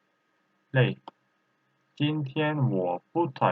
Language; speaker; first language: Chinese; non-native, fluent; Turkish